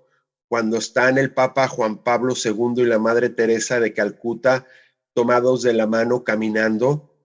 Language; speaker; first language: Spanish; native; Spanish